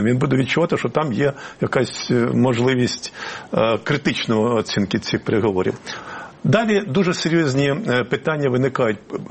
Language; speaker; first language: Ukrainian; native; Ukrainian